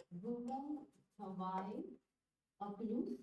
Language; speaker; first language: French; non-native, learner; Hindi